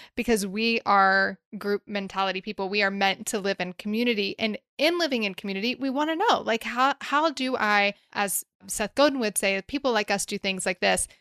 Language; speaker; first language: English; native; English